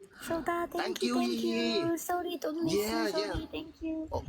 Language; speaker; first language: English; non-native, learner; Korean